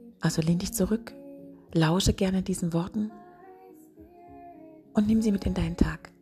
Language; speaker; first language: German; native; German